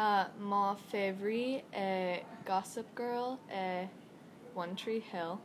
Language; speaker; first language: French; non-native, learner; English